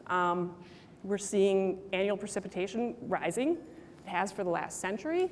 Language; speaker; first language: English; native; English